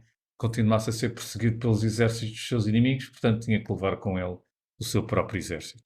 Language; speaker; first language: Portuguese; native; Portuguese